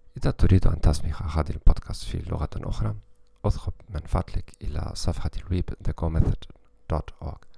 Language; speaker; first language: Arabic; non-native, learner; German